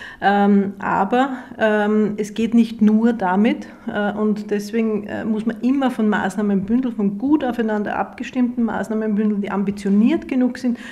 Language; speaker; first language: German; native; German